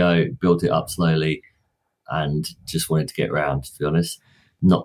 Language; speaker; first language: English; native; English